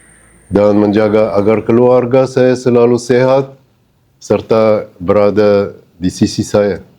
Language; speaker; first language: Indonesian; non-native, fluent; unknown